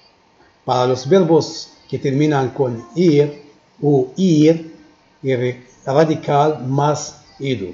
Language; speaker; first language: Spanish; non-native, fluent; Arabic